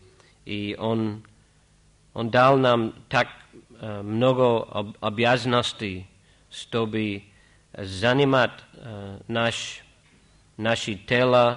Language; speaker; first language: Russian; non-native, fluent; English